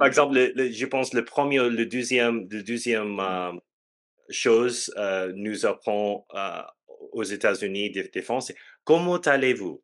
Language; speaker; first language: French; non-native, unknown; English